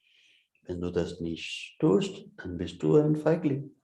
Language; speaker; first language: German; non-native, fluent; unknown